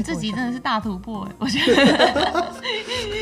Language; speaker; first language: Chinese; native; Chinese